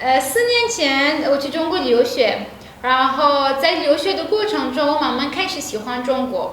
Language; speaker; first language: Chinese; non-native, fluent; Persian